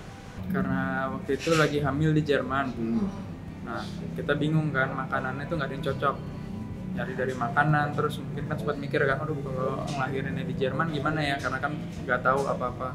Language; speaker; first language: Indonesian; native; Indonesian